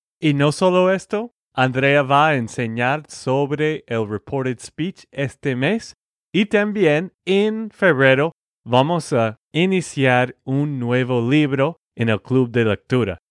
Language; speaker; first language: Spanish; non-native, fluent; English